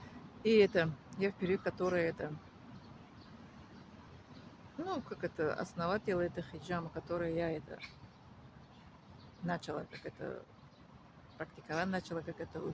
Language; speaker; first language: Russian; non-native, learner; Tajik